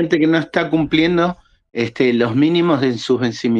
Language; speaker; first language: Spanish; native; Spanish